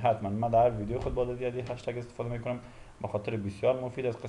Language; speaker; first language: Persian; native; Persian